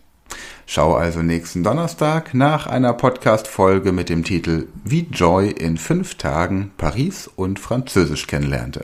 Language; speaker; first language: German; native; German